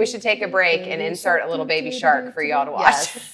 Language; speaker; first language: English; native; English